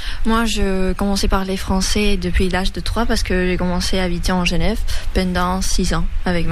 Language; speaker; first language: French; non-native, learner; Spanish